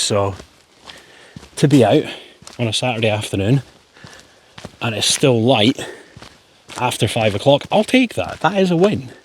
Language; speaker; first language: English; native; English